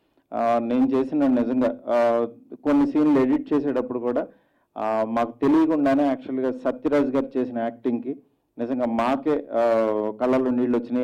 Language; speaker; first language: Telugu; native; Telugu